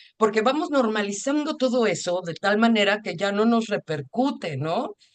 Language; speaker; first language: Spanish; native; Spanish